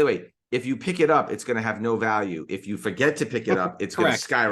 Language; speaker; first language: English; native; English